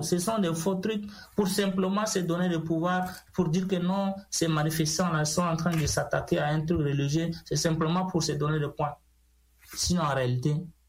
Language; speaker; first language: French; non-native, local second language; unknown